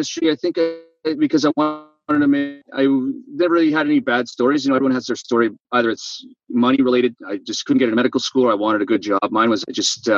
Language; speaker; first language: English; native; English